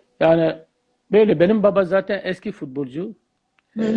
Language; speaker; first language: Turkish; non-native, learner; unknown